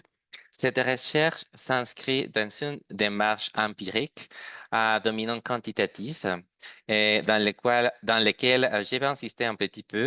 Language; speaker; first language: French; non-native, fluent; Spanish